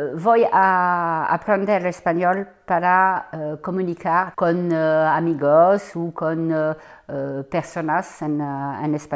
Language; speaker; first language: Spanish; non-native, learner; French